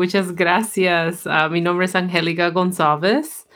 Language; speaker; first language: Spanish; early bilingual, heritage; Spanish